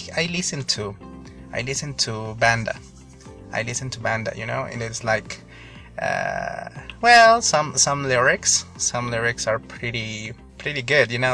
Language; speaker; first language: English; non-native, fluent; Spanish